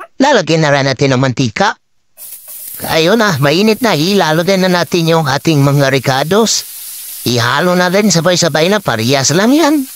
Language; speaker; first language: Filipino; non-native, local second language; Cebuano